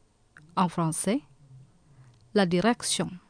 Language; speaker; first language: French; non-native, fluent; Indonesian